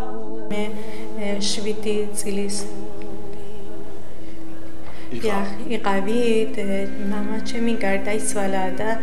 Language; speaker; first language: Georgian; non-native, learner; Persian